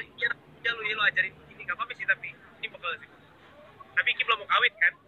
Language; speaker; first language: Indonesian; native; Indonesian